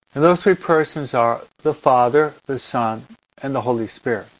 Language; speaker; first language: English; native; English